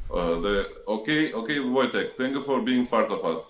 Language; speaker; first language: English; non-native, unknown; Albanian